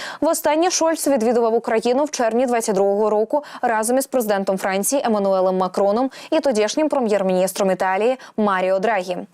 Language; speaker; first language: Ukrainian; native; Ukrainian